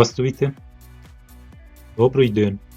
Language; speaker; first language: Russian; non-native, fluent; Turkmen